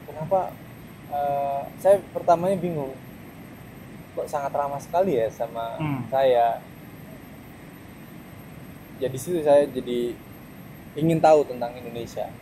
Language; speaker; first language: Indonesian; non-native, fluent; German